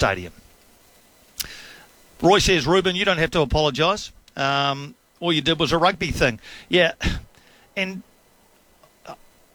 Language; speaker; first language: English; native; English